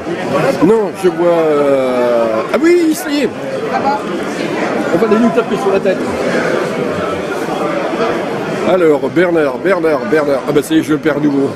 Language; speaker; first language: French; native; French